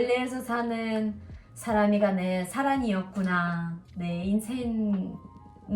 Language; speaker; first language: Korean; non-native, learner; Russian